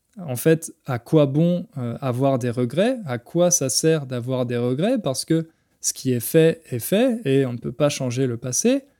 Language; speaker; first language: French; native; French